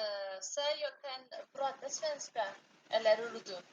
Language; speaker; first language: Swedish; non-native, learner; Urdu